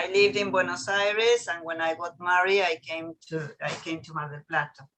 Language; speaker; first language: English; non-native, learner; Spanish